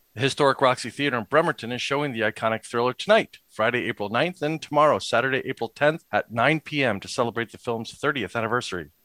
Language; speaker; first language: English; native; English